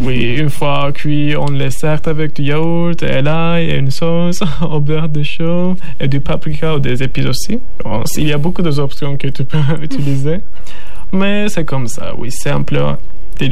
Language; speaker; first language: French; non-native, learner; Turkish